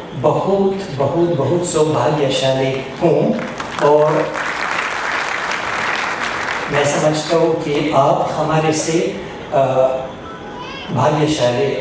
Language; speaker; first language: Hindi; non-native, fluent; Russian